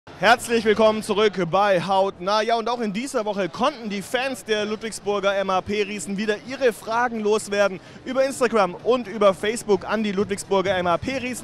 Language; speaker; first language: German; native; German